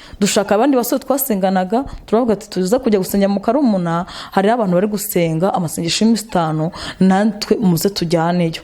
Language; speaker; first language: Kinyarwanda; native; Kinyarwanda